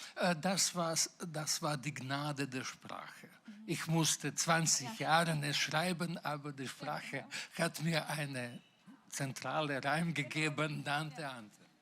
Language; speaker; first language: German; non-native, fluent; Slovenian